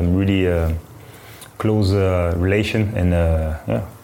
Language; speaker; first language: English; non-native, fluent; French